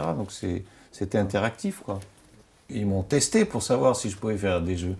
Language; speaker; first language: French; non-native, local second language; Arabic